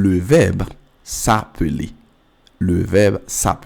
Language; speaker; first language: French; non-native, fluent; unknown